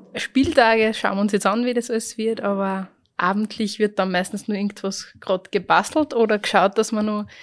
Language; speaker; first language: German; native; German